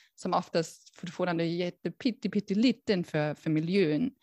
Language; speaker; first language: Swedish; non-native, fluent; German